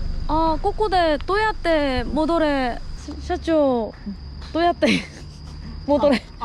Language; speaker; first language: Japanese; non-native, learner; Korean